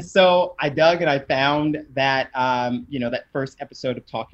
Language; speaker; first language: English; native; English